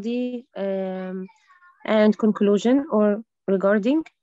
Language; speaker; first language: English; non-native, learner; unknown